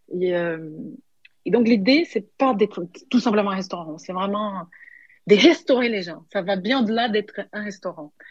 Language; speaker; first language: French; non-native, fluent; Portuguese